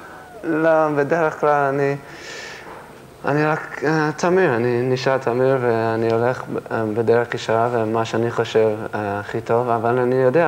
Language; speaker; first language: Hebrew; early bilingual, heritage; English